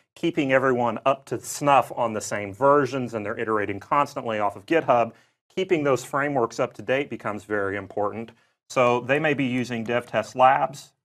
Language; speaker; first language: English; native; English